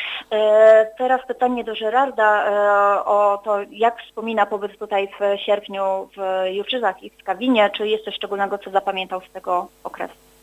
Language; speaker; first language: Polish; native; Polish